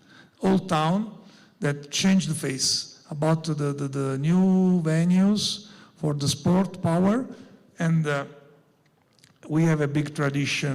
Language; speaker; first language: English; non-native, learner; Italian